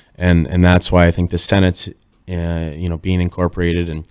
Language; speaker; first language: English; native; English